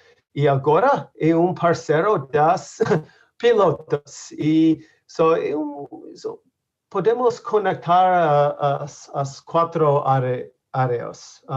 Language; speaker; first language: Portuguese; non-native, learner; English